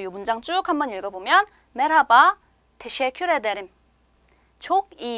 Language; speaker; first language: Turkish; non-native, fluent; Korean